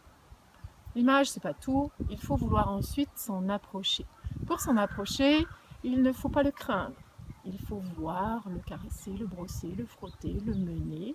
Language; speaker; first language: French; native; French